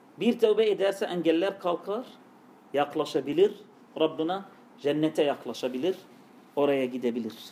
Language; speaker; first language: Turkish; non-native, fluent; Arabic